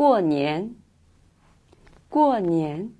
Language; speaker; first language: Chinese; non-native, fluent; Korean